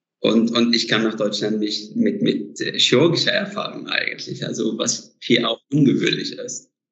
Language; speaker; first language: German; non-native, fluent; Arabic